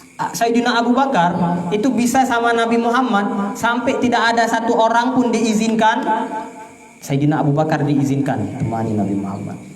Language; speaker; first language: Indonesian; non-native, local second language; Achinese